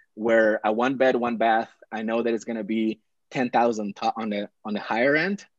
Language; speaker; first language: English; early bilingual, other home language; Spanish